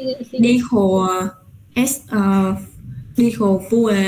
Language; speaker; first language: Spanish; non-native, learner; Vietnamese